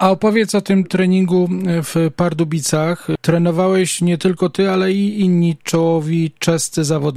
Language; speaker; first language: Polish; native; Polish